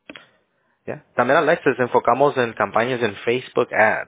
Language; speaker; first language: Spanish; early bilingual, heritage; English